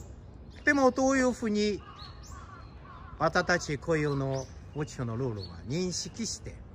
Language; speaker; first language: Japanese; non-native, fluent; Chinese